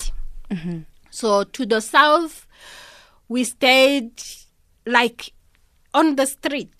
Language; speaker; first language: English; non-native, local second language; Kinyarwanda